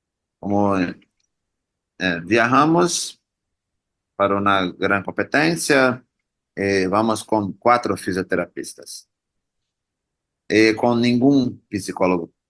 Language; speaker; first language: Spanish; non-native, learner; Portuguese